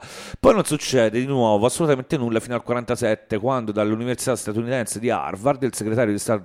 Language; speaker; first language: Italian; native; Italian